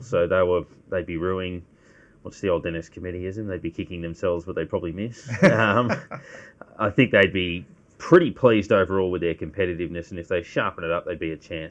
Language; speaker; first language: English; native; English